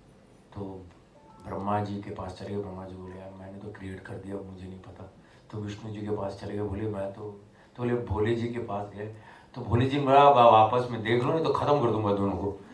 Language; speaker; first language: Hindi; native; Hindi